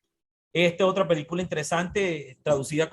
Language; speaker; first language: Spanish; native; Spanish